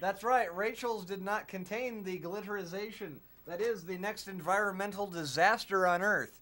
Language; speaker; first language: English; native; English